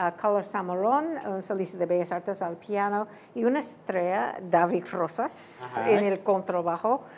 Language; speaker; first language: Spanish; early bilingual, heritage; Spanish